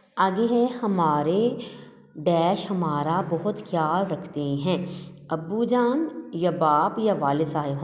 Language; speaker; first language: Urdu; native; Urdu